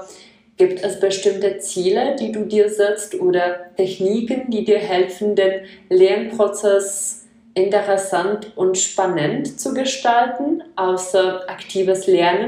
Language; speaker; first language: German; non-native, fluent; Czech